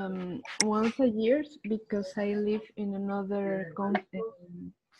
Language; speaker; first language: English; non-native, learner; Spanish